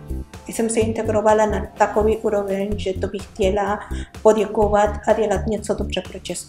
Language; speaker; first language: Czech; non-native, learner; Spanish